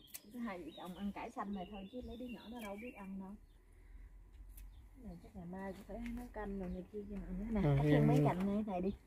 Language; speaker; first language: Vietnamese; native; Vietnamese